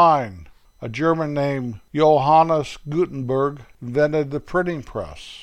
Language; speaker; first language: English; native; English